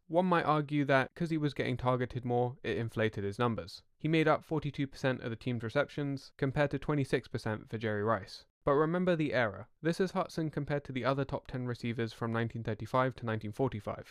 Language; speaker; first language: English; native; English